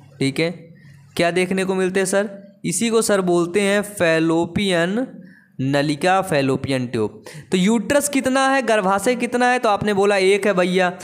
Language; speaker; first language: Hindi; native; Hindi